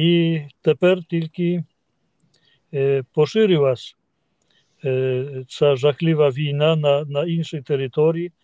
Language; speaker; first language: Ukrainian; non-native, fluent; Polish